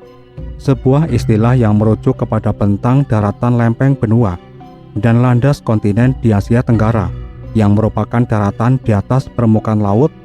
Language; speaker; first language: Indonesian; native; Indonesian